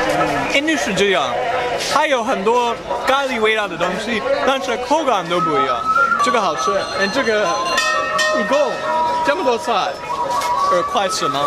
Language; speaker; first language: Chinese; non-native, learner; English